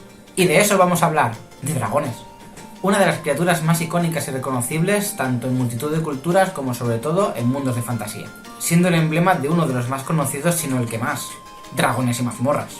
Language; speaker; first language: Spanish; native; Spanish